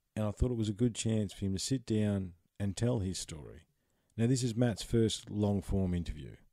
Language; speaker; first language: English; native; English